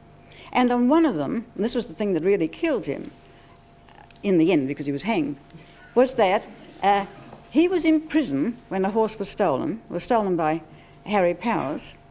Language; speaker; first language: English; native; English